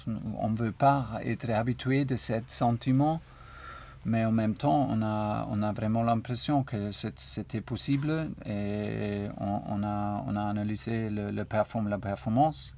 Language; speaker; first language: French; non-native, learner; German